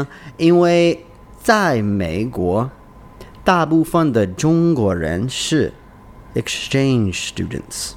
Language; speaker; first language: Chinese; non-native, learner; English